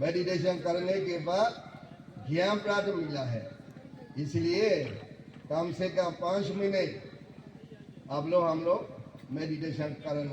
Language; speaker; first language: Hindi; non-native, fluent; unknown